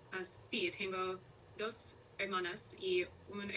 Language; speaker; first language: Spanish; non-native, learner; English